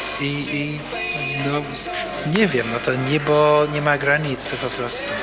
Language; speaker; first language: Polish; non-native, fluent; English